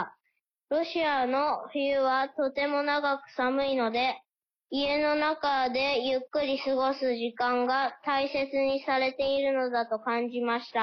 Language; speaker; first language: Japanese; early bilingual, heritage; Japanese